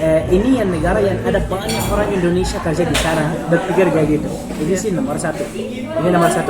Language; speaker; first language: Indonesian; non-native, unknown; Arabic